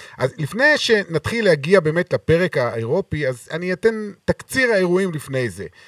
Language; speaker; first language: Hebrew; native; Hebrew